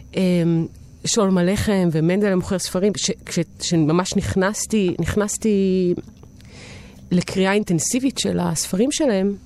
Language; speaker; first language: Hebrew; early bilingual, other home language; Italian